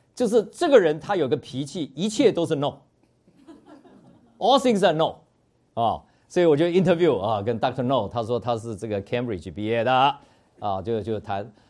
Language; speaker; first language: Chinese; native; Chinese